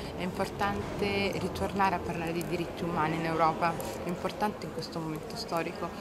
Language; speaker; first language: Italian; early bilingual, other home language; Somali